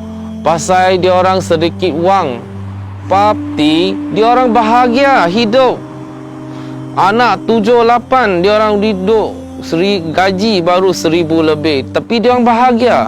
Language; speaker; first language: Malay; non-native, local second language; Chinese